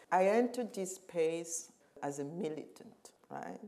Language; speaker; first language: English; non-native, local second language; French